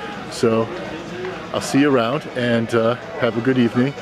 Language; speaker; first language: English; native; English